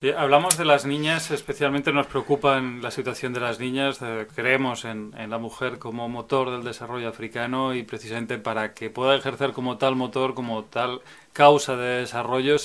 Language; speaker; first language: Spanish; native; Spanish